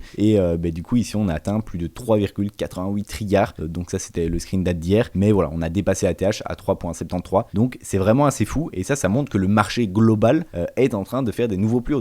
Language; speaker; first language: French; native; French